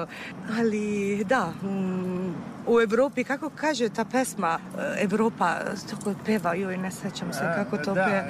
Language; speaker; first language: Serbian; non-native, fluent; Italian